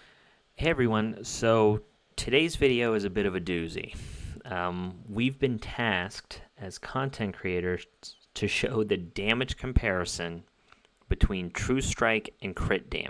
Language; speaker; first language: English; native; English